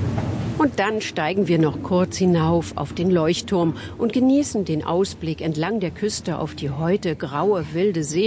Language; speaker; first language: German; native; German